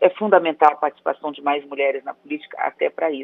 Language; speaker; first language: Portuguese; native; Portuguese